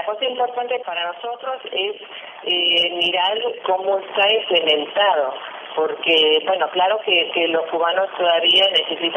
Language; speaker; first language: Spanish; non-native, fluent; English